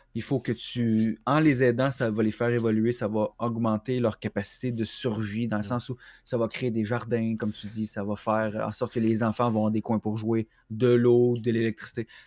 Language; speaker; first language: French; native; French